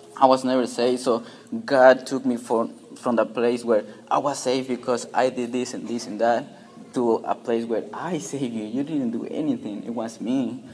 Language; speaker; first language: English; non-native, fluent; Spanish